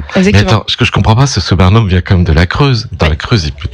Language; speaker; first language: French; native; French